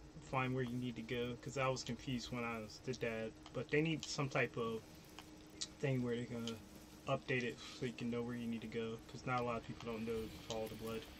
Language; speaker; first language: English; native; English